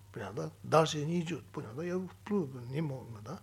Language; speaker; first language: Russian; non-native, learner; Tibetan